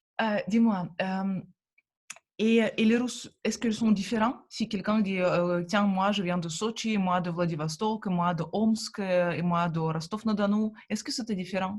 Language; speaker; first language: French; non-native, fluent; Russian